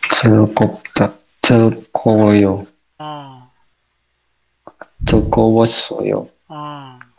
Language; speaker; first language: Korean; non-native, learner; Indonesian